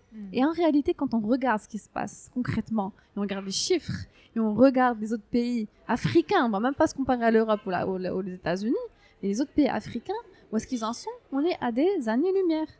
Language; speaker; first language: French; non-native, local second language; Arabic